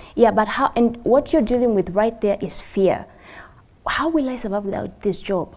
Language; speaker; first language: English; non-native, local second language; Kikuyu